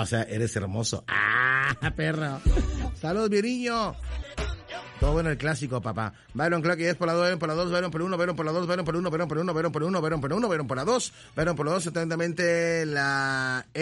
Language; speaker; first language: Spanish; native; Spanish